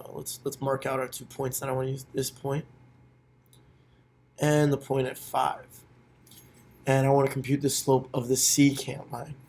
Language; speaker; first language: English; native; English